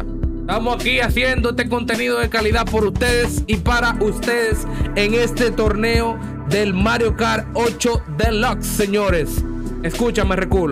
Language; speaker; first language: Spanish; native; Spanish